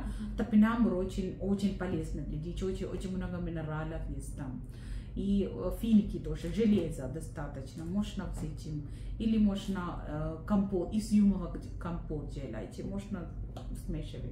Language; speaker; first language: Russian; non-native, learner; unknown